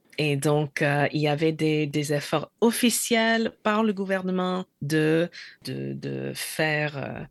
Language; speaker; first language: French; non-native, fluent; English